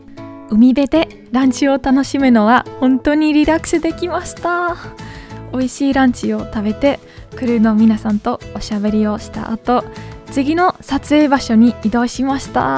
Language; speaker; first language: Japanese; non-native, fluent; Dutch